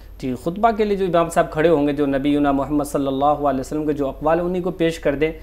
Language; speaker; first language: Urdu; native; Urdu